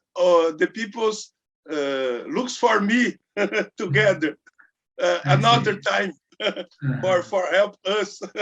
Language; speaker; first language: English; non-native, learner; Portuguese